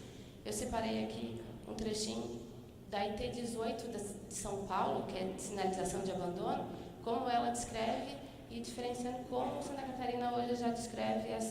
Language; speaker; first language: Portuguese; native; Portuguese